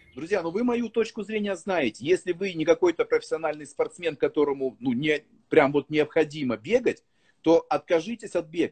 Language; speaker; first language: Russian; native; Russian